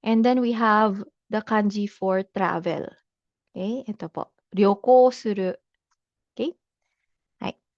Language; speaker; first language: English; non-native, local second language; Filipino